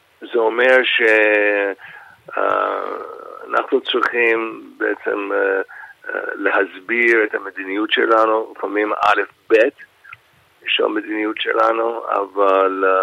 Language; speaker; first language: Hebrew; non-native, fluent; English